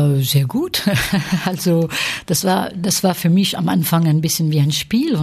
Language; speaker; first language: German; early bilingual, heritage; French